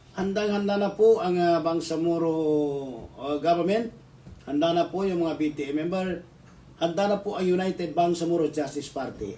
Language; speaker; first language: Filipino; non-native, local second language; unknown